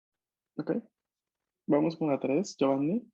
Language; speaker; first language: Italian; non-native, fluent; Spanish